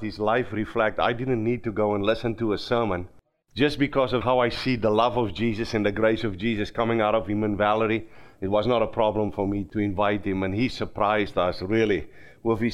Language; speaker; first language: English; non-native, local second language; Afrikaans